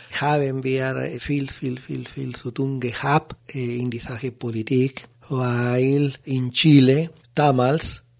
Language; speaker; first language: German; non-native, learner; Spanish